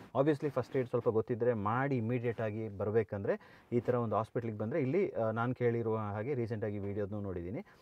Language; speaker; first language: Kannada; non-native, local second language; Kodava